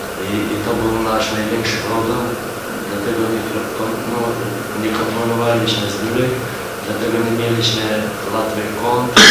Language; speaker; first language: Polish; non-native, fluent; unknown